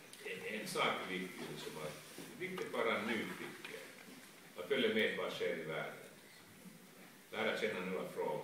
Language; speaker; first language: Swedish; non-native, local second language; Finnish